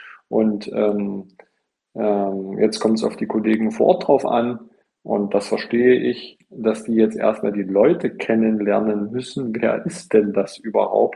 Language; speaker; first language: German; native; German